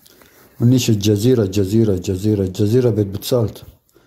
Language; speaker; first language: German; non-native, fluent; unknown